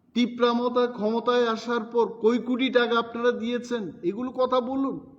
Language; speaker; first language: Bangla; non-native, local second language; Kok Borok